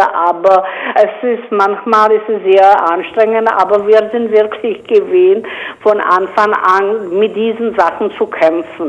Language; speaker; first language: German; non-native, fluent; Czech